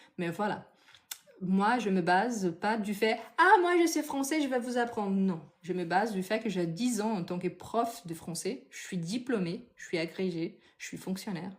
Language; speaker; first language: French; non-native, fluent; Portuguese